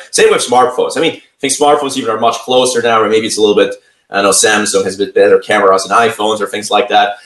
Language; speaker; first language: English; non-native, fluent; Swiss German